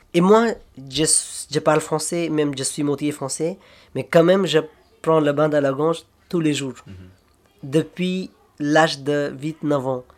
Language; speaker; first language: French; non-native, learner; Hindi